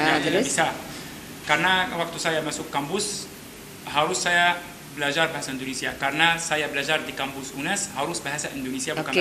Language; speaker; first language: Indonesian; non-native, learner; Arabic